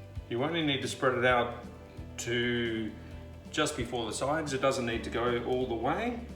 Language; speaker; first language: English; native; English